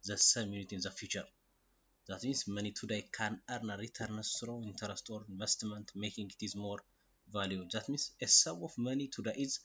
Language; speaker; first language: English; non-native, local second language; Amharic